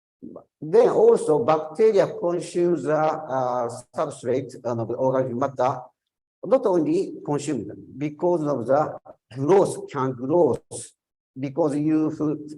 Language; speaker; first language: English; non-native, learner; Japanese